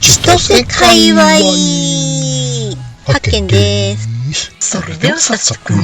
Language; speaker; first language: Japanese; native; Japanese